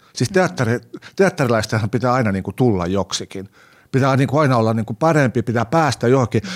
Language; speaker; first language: Finnish; native; Finnish